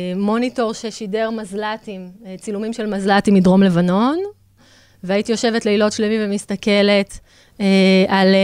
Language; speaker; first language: Hebrew; native; Hebrew